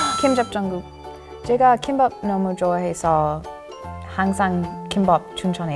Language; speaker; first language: Korean; non-native, learner; English